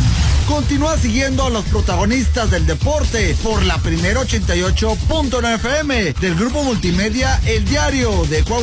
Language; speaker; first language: Spanish; native; Spanish